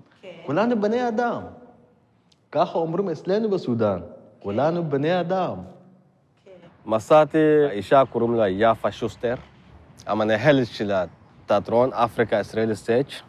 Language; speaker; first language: Hebrew; non-native, learner; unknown